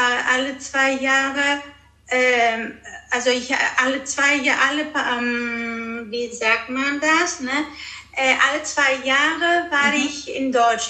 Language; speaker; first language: German; early bilingual, other home language; Greek